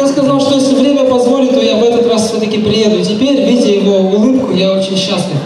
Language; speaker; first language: Russian; native; Russian